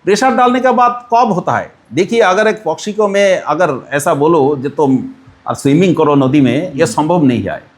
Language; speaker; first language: Hindi; non-native, local second language; Bangla